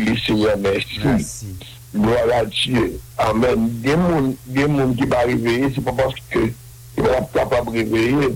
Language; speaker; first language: French; non-native, local second language; Haitian Creole